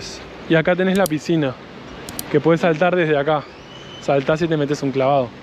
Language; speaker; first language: Spanish; native; Spanish